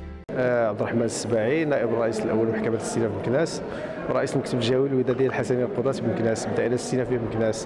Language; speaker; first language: Arabic; native; Arabic